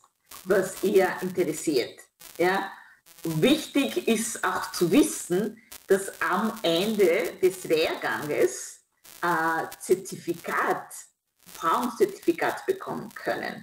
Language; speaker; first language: German; non-native, fluent; Kinyarwanda